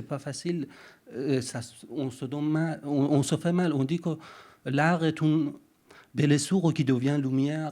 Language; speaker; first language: French; non-native, fluent; Persian